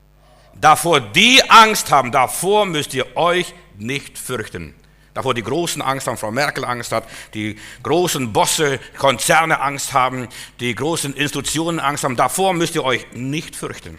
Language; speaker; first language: German; native; German